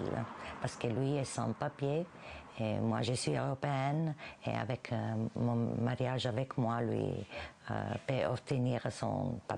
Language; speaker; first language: French; non-native, fluent; Italian